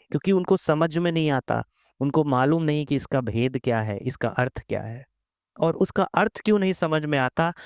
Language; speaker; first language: Hindi; native; Hindi